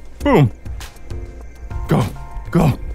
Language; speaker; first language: English; native; English